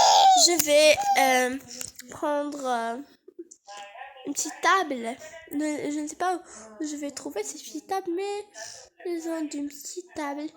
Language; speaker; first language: French; non-native, learner; Arabic